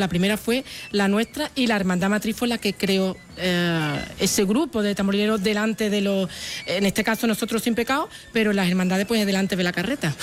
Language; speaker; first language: Spanish; native; Spanish